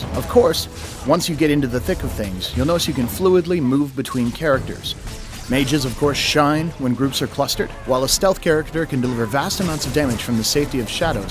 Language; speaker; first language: English; native; English